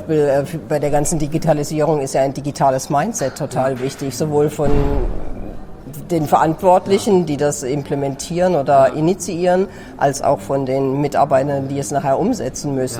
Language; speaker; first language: German; native; German